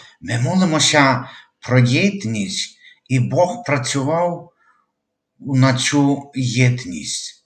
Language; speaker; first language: Ukrainian; native; Ukrainian